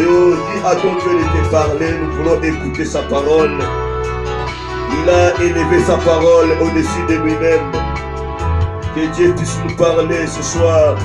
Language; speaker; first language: French; non-native, local second language; Lingala